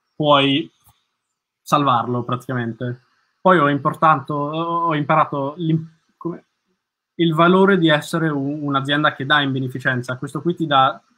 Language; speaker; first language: Italian; early bilingual, heritage; Italian